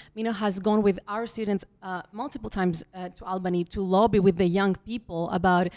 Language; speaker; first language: English; non-native, fluent; Greek